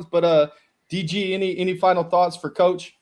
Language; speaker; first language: English; native; English